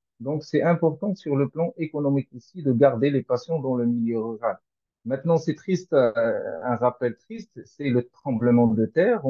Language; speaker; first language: French; non-native, local second language; Arabic